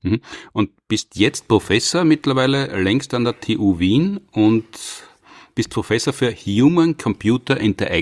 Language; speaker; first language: German; native; German